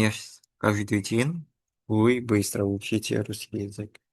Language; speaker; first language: Russian; non-native, learner; Indonesian